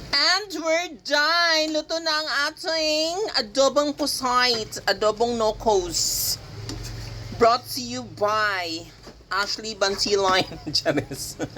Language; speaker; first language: Filipino; non-native, local second language; Cebuano